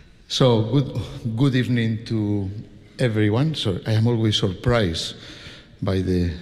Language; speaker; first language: English; non-native, fluent; Spanish